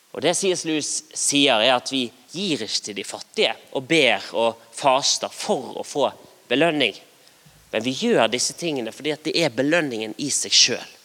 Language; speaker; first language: Norwegian; native; Norwegian